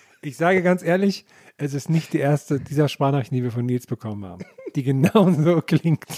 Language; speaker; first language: German; native; German